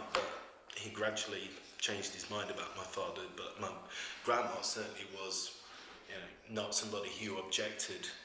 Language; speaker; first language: English; native; English